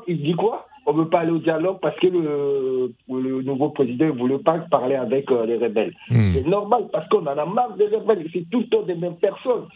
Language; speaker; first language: French; non-native, local second language; Sango